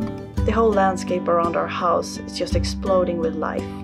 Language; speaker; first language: English; non-native, fluent; Swedish